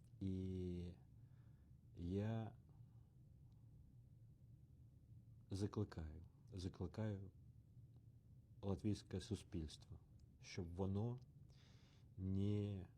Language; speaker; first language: Ukrainian; non-native, learner; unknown